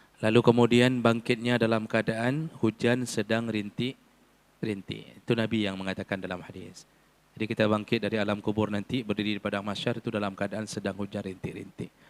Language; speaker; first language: Malay; non-native, local second language; Achinese